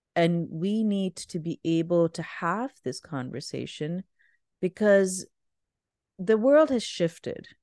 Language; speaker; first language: English; non-native, local second language; Urdu